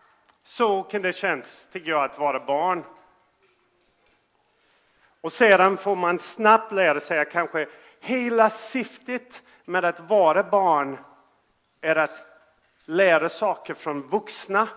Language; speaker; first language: Swedish; non-native, fluent; English